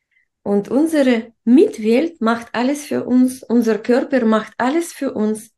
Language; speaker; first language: German; non-native, fluent; Russian